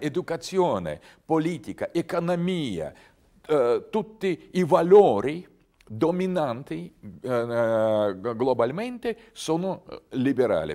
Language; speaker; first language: Italian; non-native, learner; Russian